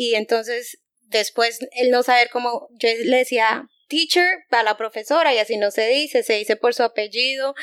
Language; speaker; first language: Spanish; native; Spanish